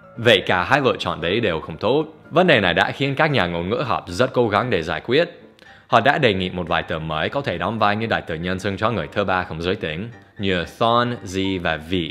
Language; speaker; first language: Vietnamese; non-native, fluent; English